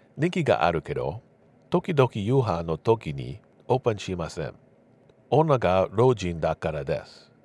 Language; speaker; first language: Japanese; non-native, learner; English